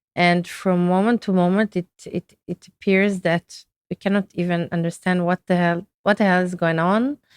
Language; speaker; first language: English; non-native, fluent; Hebrew